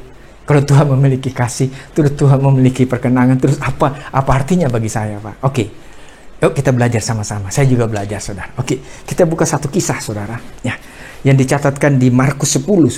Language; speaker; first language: Indonesian; native; Indonesian